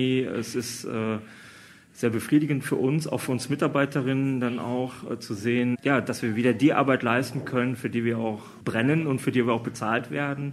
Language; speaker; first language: German; native; German